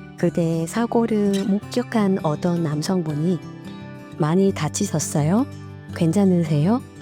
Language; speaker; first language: Korean; non-native, fluent; Vietnamese